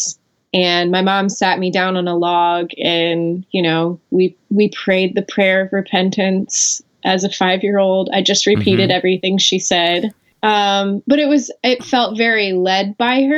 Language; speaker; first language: English; native; English